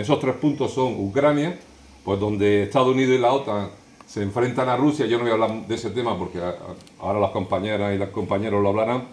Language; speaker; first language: Spanish; native; Spanish